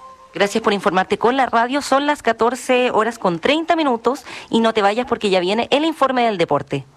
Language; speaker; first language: Spanish; native; Spanish